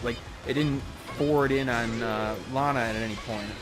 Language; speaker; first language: English; native; English